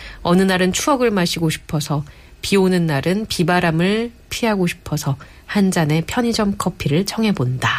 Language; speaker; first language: Korean; native; Korean